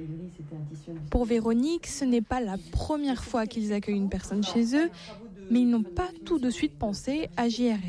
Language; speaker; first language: French; native; French